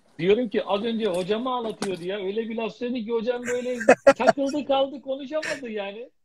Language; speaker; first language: Turkish; native; Turkish